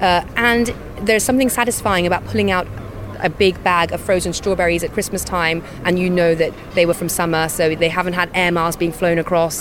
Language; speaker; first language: English; native; English